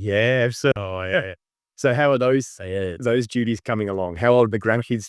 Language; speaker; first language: English; native; English